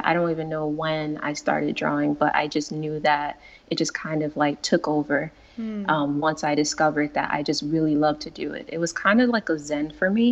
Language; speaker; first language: English; native; English